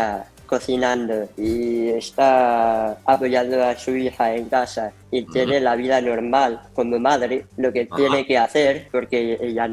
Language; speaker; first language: Spanish; early bilingual, heritage; Spanish